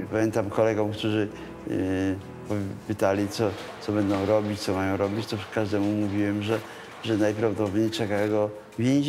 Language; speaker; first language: Polish; native; Polish